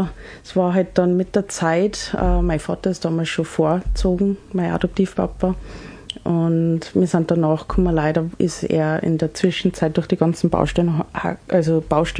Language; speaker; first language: German; early bilingual, other home language; English